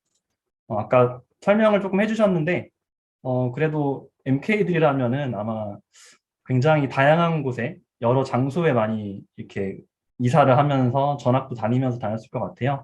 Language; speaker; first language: Korean; early bilingual, heritage; Korean